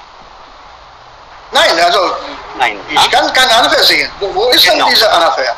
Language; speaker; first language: German; non-native, fluent; Hindi